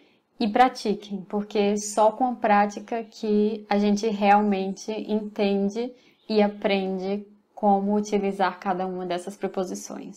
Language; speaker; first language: Portuguese; non-native, fluent; English